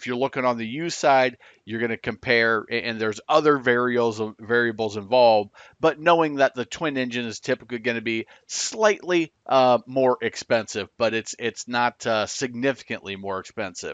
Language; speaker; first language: English; native; English